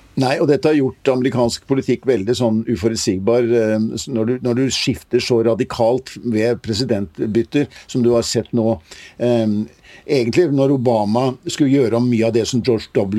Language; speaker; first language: Norwegian; native; Norwegian